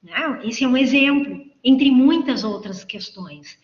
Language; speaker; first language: Portuguese; native; Portuguese